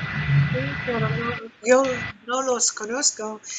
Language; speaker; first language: Spanish; non-native, learner; English